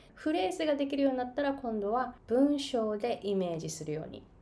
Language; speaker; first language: Japanese; native; Japanese